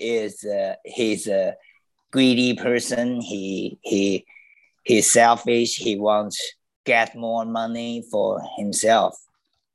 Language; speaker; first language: English; non-native, learner; Chinese